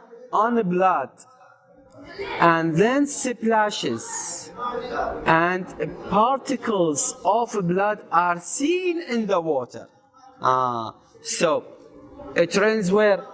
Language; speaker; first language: English; non-native, fluent; Arabic